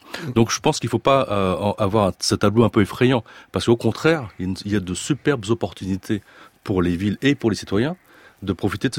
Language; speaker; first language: French; native; French